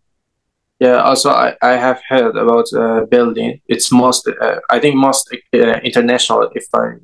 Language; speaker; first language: English; non-native, learner; Persian